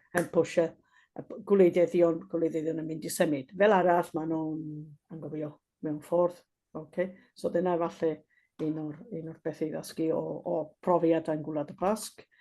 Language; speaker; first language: Welsh; non-native, fluent; Basque